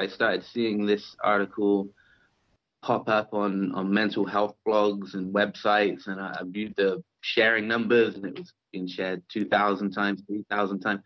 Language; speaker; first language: English; native; English